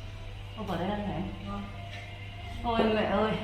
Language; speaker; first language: Vietnamese; native; Vietnamese